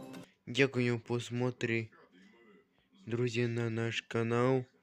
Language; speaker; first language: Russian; non-native, learner; Ukrainian